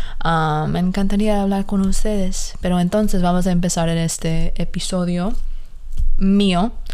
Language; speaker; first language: Spanish; early bilingual, heritage; Spanish